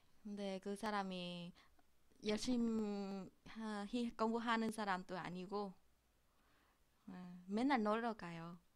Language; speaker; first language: Korean; non-native, learner; Vietnamese